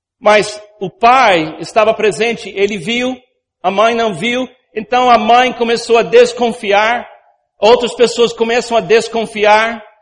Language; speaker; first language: Portuguese; non-native, fluent; English